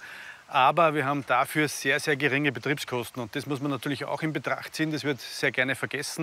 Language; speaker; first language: German; native; German